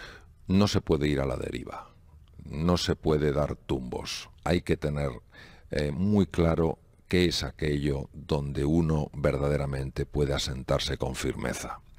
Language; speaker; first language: Spanish; native; Spanish